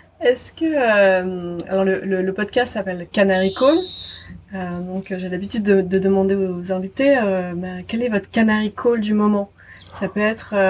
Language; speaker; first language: French; native; French